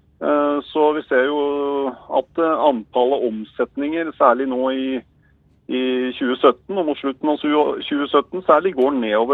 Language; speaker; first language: Norwegian; native; Norwegian